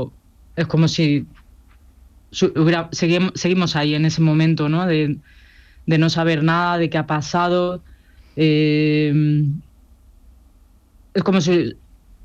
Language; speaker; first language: Spanish; native; Spanish